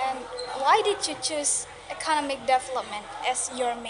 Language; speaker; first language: English; non-native, local second language; Indonesian